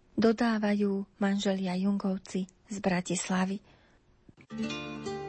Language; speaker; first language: Slovak; native; Slovak